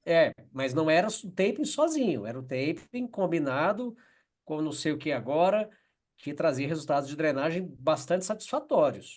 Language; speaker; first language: Portuguese; native; Portuguese